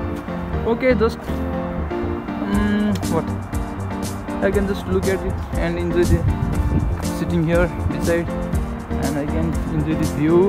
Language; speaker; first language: English; non-native, learner; Nepali